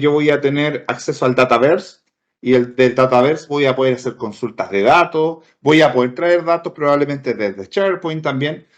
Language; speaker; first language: Spanish; native; Spanish